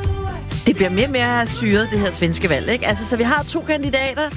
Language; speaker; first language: Danish; native; Danish